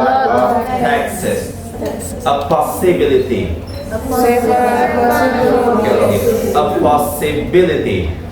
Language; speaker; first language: English; non-native, fluent; Indonesian